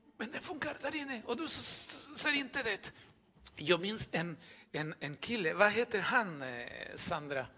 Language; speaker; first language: Swedish; non-native, fluent; Spanish